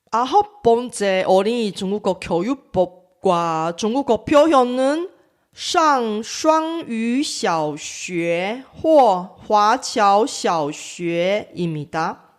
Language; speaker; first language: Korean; non-native, fluent; Chinese